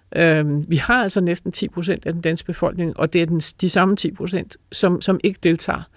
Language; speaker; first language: Danish; native; Danish